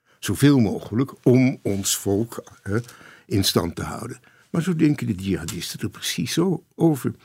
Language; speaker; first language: Dutch; native; Dutch